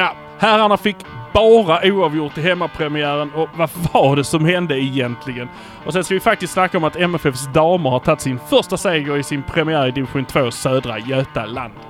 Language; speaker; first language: Swedish; native; Swedish